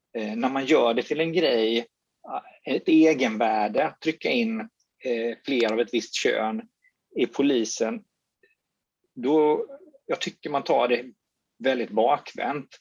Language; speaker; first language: Swedish; native; Swedish